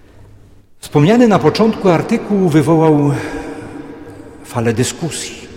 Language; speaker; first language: Polish; native; Polish